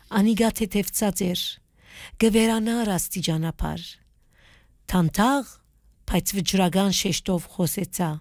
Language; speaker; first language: Armenian; early bilingual, heritage; Armenian